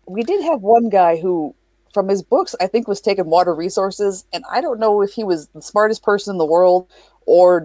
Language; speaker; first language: English; native; English